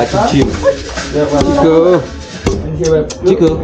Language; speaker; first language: English; non-native, learner; Balinese